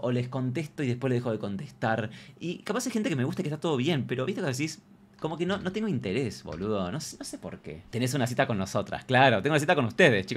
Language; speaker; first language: Spanish; native; Spanish